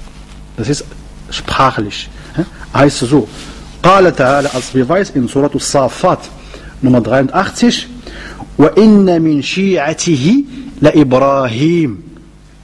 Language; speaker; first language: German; non-native, learner; Arabic